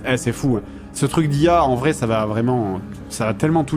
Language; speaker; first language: French; native; French